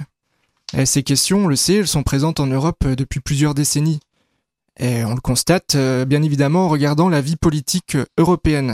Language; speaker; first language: French; native; French